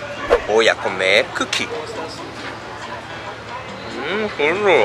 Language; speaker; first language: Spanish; non-native, learner; Japanese